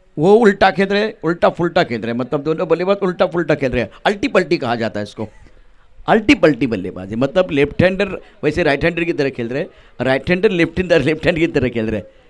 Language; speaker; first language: Hindi; non-native, local second language; Marathi